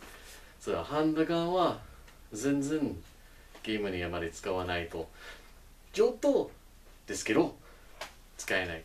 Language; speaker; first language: Japanese; non-native, learner; English